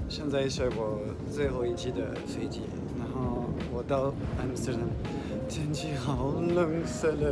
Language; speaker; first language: Chinese; non-native, fluent; French